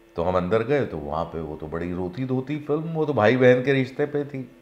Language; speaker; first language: Hindi; native; Hindi